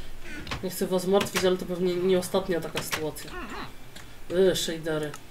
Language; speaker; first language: Polish; native; Polish